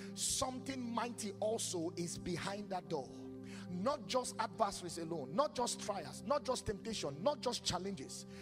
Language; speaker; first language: English; non-native, local second language; Yoruba